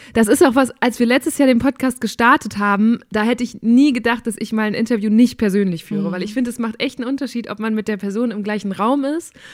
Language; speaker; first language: German; native; German